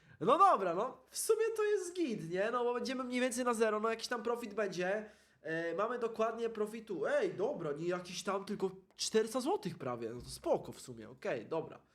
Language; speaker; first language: Polish; native; Polish